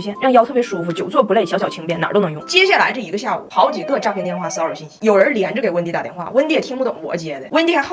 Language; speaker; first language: Chinese; native; Chinese